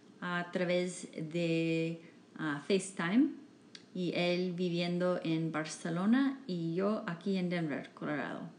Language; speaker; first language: Spanish; non-native, learner; English